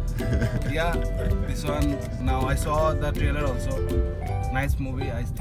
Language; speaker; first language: English; non-native, learner; Bangla